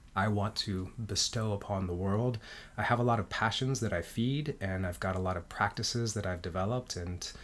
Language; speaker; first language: English; early bilingual, heritage; Spanish